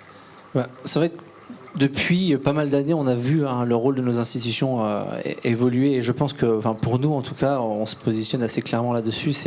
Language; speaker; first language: French; native; French